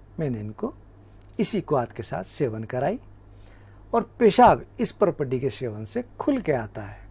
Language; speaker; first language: Hindi; native; Hindi